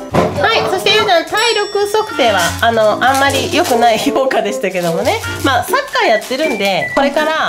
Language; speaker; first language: Japanese; native; Japanese